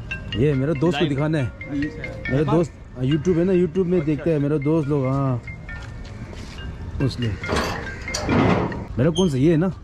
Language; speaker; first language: Hindi; non-native, local second language; Tibetan